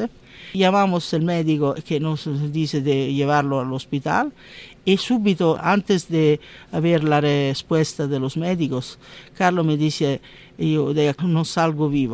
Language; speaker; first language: Spanish; non-native, learner; Italian